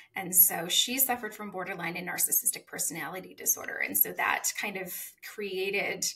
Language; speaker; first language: English; native; English